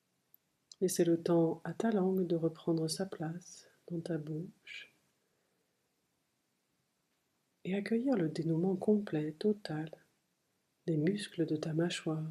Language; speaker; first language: French; native; French